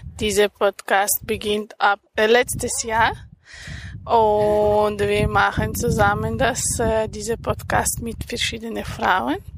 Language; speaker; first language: German; non-native, learner; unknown